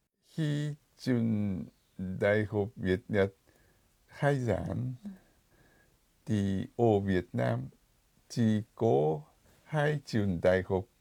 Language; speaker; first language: Vietnamese; non-native, fluent; Japanese